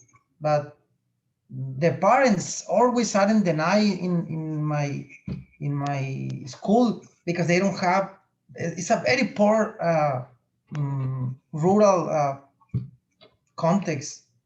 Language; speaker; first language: English; non-native, fluent; Spanish